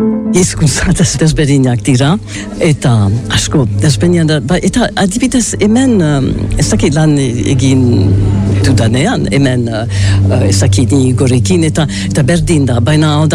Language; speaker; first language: Basque; non-native, learner; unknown